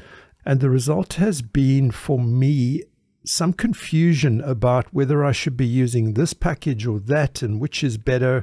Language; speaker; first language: English; native; English